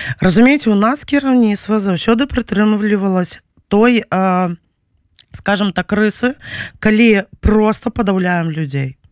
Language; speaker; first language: Belarusian; non-native, local second language; Russian